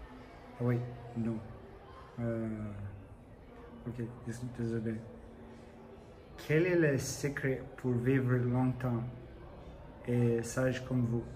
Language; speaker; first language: French; non-native, learner; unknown